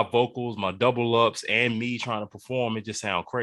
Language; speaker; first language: English; native; English